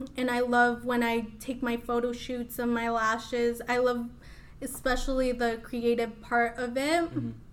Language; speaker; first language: English; early bilingual, other home language; Spanish